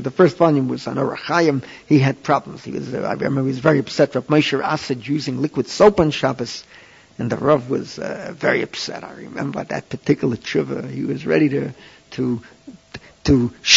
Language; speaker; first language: English; native; English